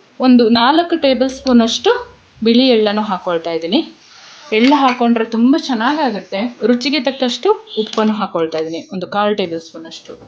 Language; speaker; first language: Kannada; non-native, local second language; Kodava